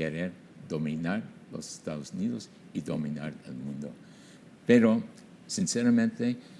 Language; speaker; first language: Spanish; non-native, fluent; English